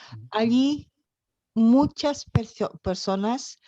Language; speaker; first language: Spanish; non-native, learner; Portuguese